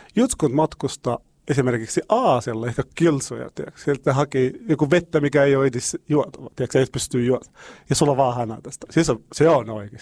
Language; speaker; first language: Finnish; non-native, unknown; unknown